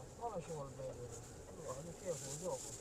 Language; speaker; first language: Arabic; native; Arabic